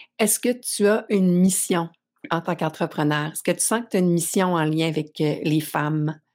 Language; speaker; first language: French; native; French